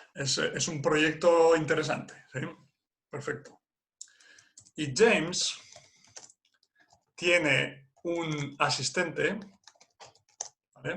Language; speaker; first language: Spanish; non-native, fluent; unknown